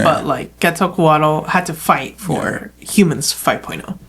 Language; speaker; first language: English; native; English